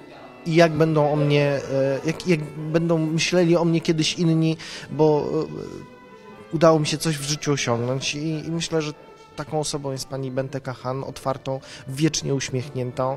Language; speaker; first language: Polish; native; Polish